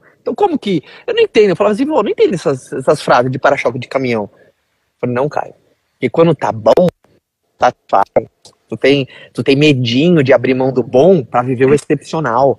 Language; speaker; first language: Portuguese; native; Portuguese